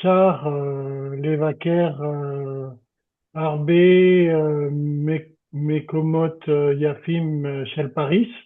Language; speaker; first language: Hebrew; non-native, learner; French